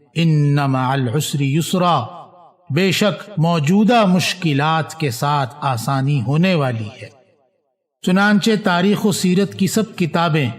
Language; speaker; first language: Urdu; native; Urdu